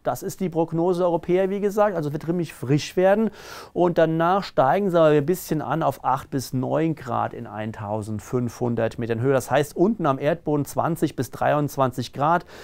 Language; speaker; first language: German; native; German